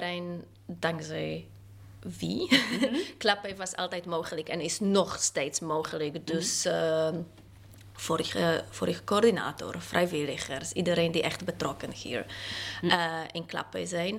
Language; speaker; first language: Dutch; non-native, fluent; Polish